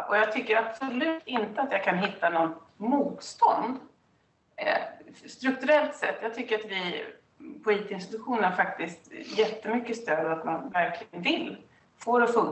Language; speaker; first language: Swedish; native; Swedish